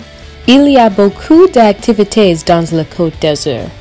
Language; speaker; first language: French; non-native, learner; English